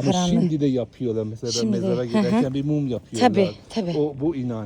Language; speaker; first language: Turkish; non-native, learner; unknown